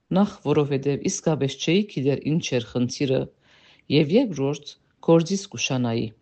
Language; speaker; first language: Armenian; early bilingual, heritage; Armenian